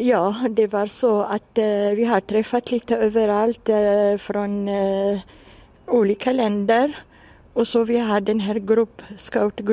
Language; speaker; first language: Swedish; non-native, fluent; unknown